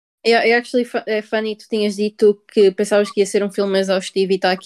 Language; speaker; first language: Portuguese; early bilingual, heritage; Portuguese